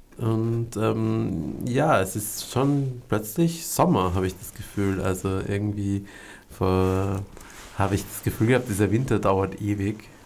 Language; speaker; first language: German; native; German